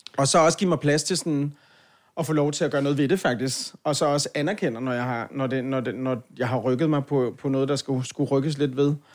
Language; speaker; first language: Danish; native; Danish